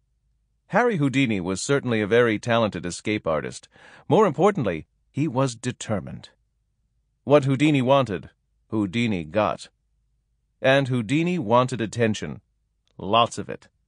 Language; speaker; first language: English; native; English